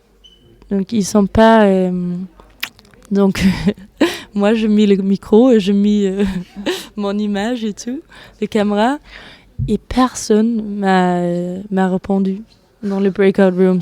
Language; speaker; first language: French; non-native, fluent; Danish